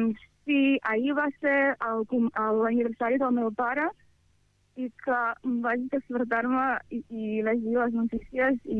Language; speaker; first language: Catalan; non-native, fluent; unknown